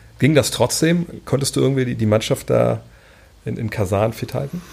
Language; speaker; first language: German; native; German